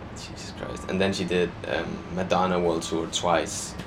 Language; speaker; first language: English; non-native, fluent; Danish